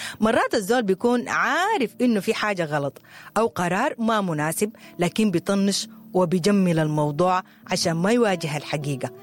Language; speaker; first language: Arabic; native; Arabic